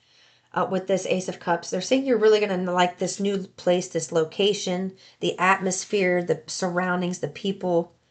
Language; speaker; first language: English; native; English